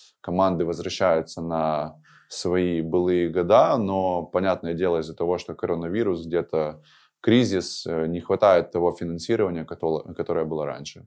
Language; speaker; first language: Russian; native; Russian